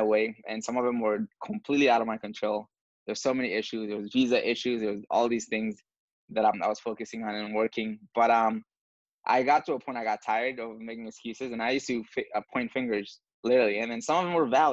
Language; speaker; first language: English; non-native, fluent; Bambara